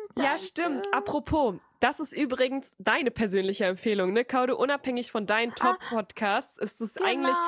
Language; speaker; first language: German; native; German